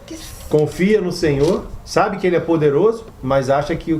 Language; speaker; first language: Portuguese; native; Portuguese